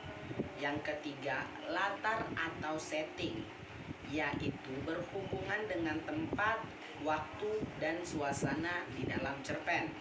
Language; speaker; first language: Indonesian; native; Indonesian